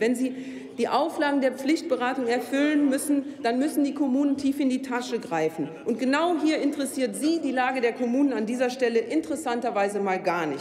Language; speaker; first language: German; native; German